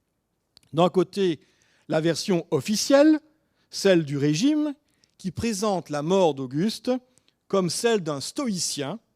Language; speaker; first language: French; native; French